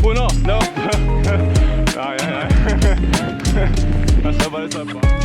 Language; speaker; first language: Norwegian; non-native, learner; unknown